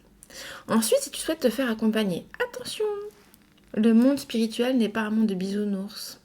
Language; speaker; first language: French; native; French